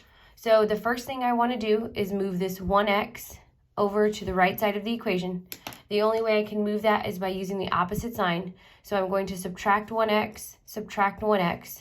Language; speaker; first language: English; native; English